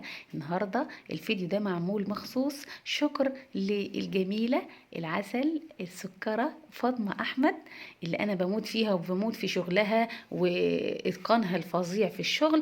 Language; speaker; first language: Arabic; native; Arabic